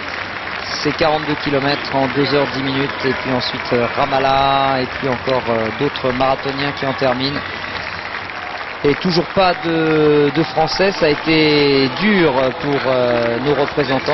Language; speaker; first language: French; native; French